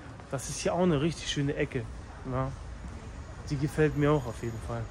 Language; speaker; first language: German; native; German